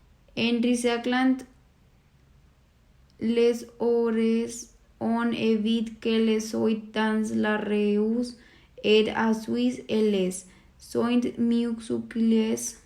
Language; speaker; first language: French; non-native, learner; Spanish